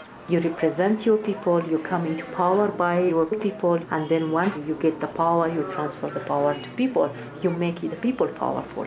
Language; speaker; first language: English; non-native, fluent; Persian